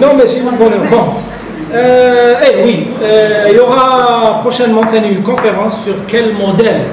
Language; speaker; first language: French; non-native, local second language; Arabic